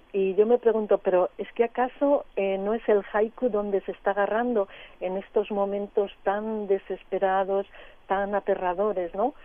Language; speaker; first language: Spanish; native; Spanish